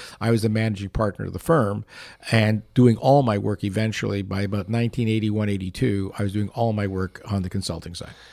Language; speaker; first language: English; early bilingual, other home language; Yiddish